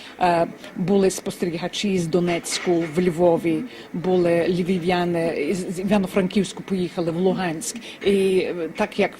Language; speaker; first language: Ukrainian; early bilingual, heritage; Ukrainian